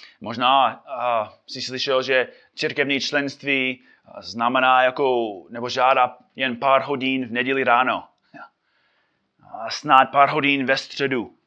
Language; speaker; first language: Czech; non-native, fluent; English